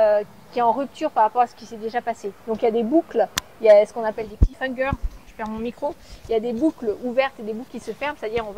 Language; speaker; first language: French; native; French